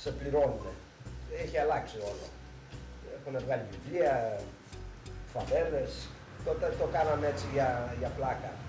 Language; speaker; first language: Greek; early bilingual, heritage; Greek